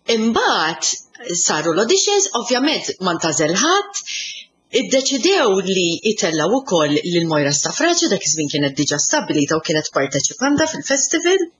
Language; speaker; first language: Maltese; early bilingual, other home language; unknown